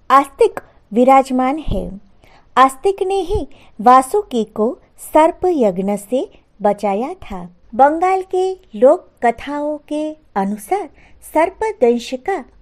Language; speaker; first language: Hindi; non-native, local second language; Gujarati